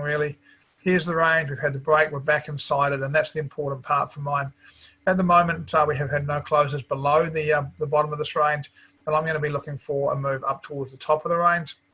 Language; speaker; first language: English; native; English